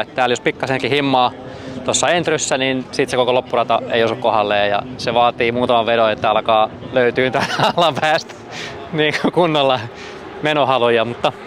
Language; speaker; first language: Finnish; native; Finnish